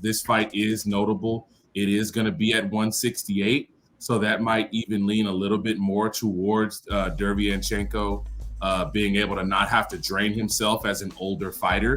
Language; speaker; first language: English; native; English